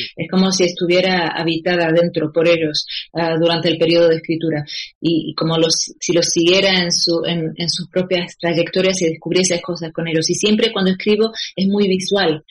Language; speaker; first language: Spanish; non-native, fluent; Arabic